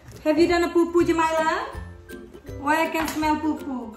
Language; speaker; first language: English; non-native, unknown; Indonesian